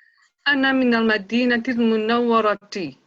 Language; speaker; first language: Arabic; non-native, learner; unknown